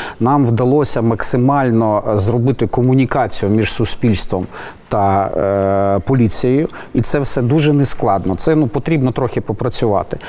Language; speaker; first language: Ukrainian; non-native, local second language; Russian